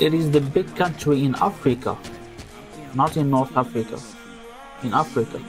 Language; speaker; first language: English; non-native, local second language; Arabic